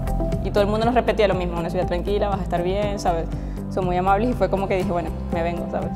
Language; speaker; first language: Spanish; native; Spanish